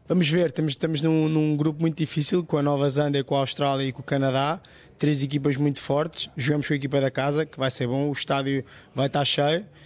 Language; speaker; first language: Portuguese; native; Portuguese